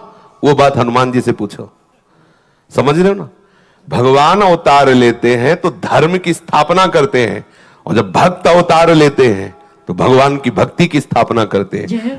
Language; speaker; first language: Hindi; native; Hindi